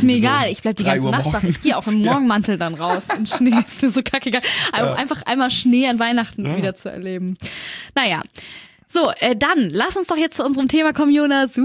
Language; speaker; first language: German; native; German